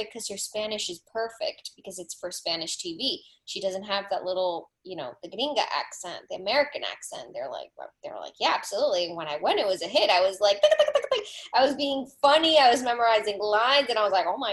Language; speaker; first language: English; early bilingual, other home language; Spanish